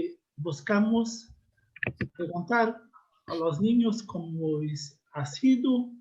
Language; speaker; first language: Spanish; non-native, learner; Portuguese